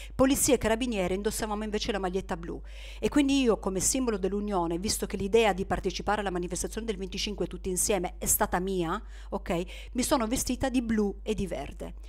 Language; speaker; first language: Italian; native; Italian